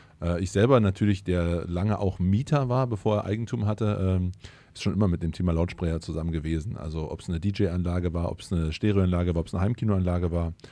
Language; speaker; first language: German; native; German